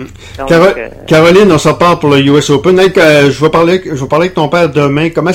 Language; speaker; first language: French; native; French